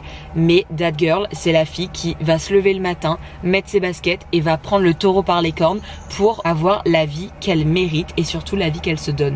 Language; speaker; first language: French; native; French